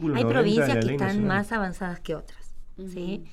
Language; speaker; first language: Spanish; native; Spanish